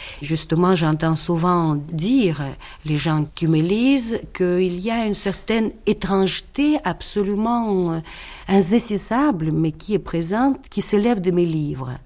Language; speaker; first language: French; non-native, fluent; Russian